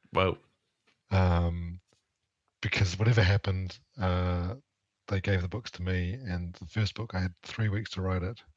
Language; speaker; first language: English; native; English